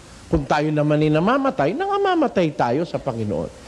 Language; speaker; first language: Filipino; native; Filipino